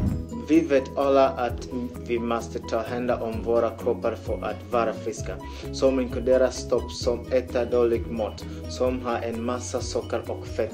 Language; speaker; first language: Swedish; non-native, learner; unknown